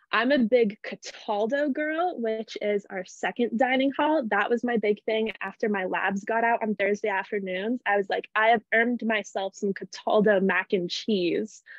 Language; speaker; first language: English; native; English